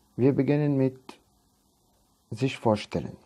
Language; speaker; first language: German; non-native, fluent; Arabic